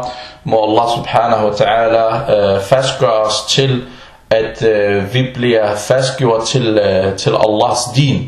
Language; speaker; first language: Danish; non-native, fluent; Arabic